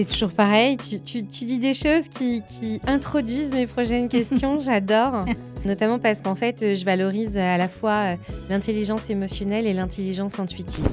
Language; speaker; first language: French; native; French